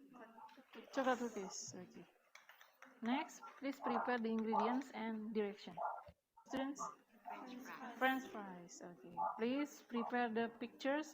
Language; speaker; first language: English; non-native, learner; Indonesian